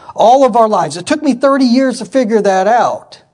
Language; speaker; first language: English; native; English